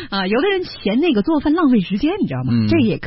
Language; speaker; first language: Chinese; native; Chinese